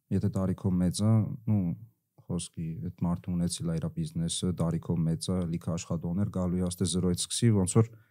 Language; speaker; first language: Armenian; early bilingual, heritage; Armenian